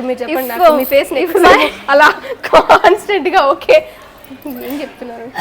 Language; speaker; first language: Telugu; native; Telugu